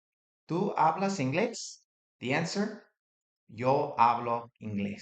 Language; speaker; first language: Spanish; non-native, fluent; English